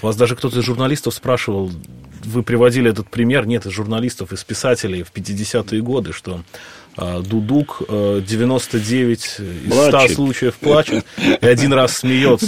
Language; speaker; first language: Russian; native; Russian